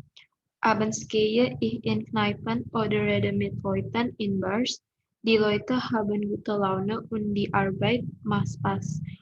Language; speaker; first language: German; non-native, learner; Indonesian